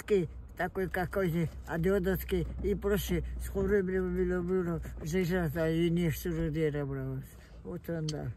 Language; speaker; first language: Russian; non-native, local second language; Georgian